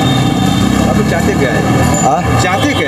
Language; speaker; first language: Hindi; non-native, local second language; Bangla